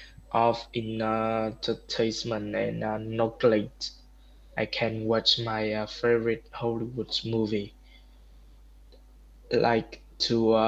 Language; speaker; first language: English; non-native, learner; Vietnamese